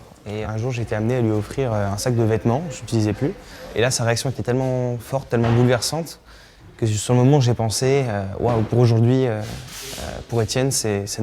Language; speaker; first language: French; native; French